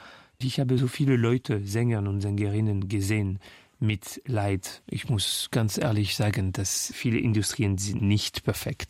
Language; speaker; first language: German; non-native, fluent; French